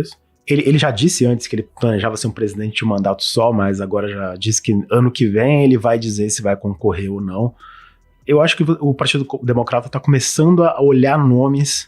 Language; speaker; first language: Portuguese; native; Portuguese